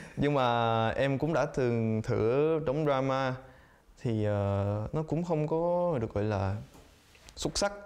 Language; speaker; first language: Vietnamese; early bilingual, other home language; Korean